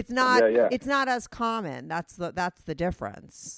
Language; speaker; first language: English; native; English